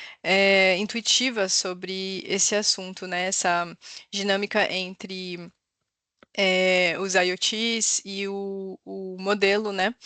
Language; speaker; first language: Portuguese; native; Portuguese